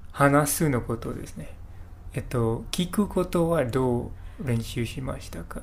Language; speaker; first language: Japanese; non-native, learner; English